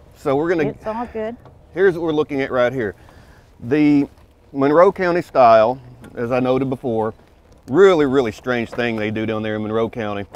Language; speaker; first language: English; native; English